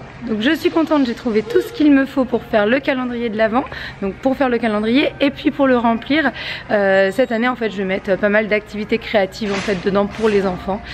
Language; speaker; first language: French; native; French